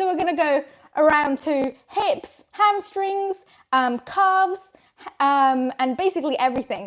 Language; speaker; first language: English; native; English